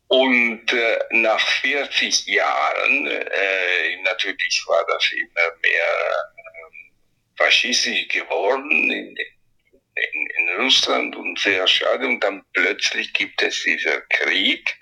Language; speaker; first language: German; non-native, fluent; Italian